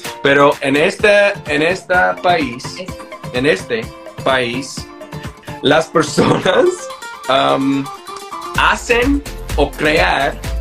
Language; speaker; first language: Spanish; non-native, learner; English